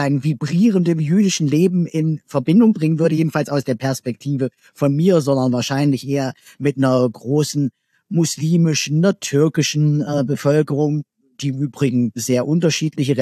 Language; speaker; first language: German; native; German